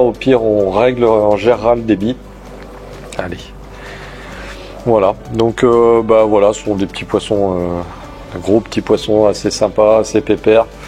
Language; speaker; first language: French; native; French